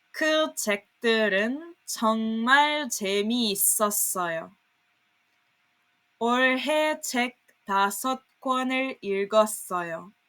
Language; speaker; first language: Korean; non-native, fluent; Serbian